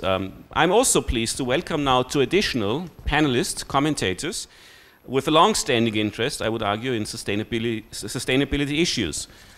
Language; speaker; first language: English; non-native, fluent; German